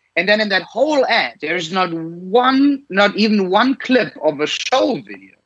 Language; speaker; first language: English; non-native, fluent; German